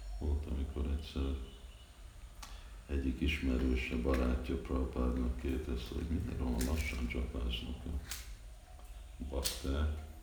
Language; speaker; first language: Hungarian; early bilingual, heritage; Hungarian